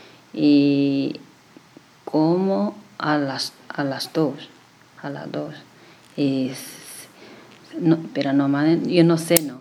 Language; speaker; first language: Spanish; non-native, learner; Chinese